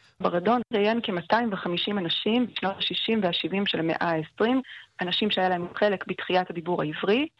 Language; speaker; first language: Hebrew; native; Hebrew